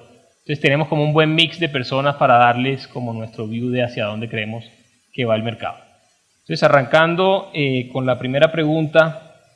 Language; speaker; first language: Spanish; native; Spanish